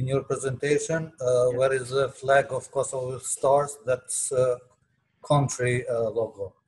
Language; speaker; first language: English; non-native, fluent; Albanian